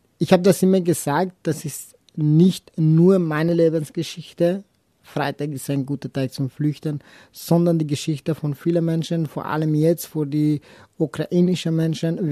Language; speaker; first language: German; non-native, local second language; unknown